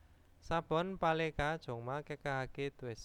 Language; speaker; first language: Korean; non-native, learner; Indonesian